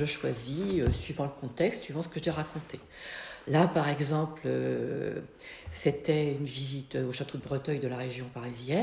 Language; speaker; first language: French; native; French